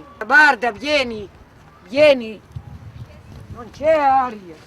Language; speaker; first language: Italian; non-native, learner; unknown